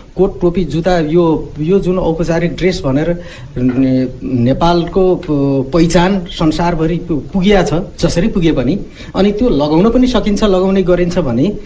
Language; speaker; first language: Nepali; non-native, local second language; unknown